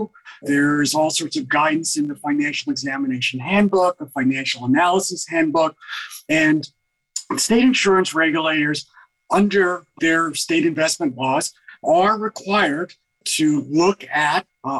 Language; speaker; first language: English; native; English